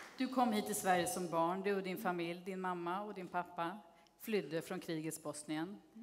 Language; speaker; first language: Swedish; native; Swedish